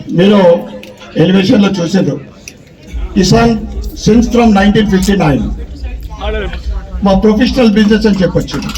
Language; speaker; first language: Telugu; native; Telugu